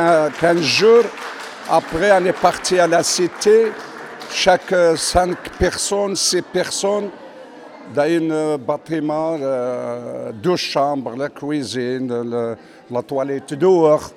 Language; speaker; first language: French; non-native, fluent; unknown